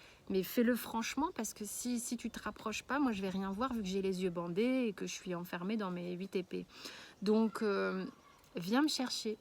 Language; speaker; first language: French; native; French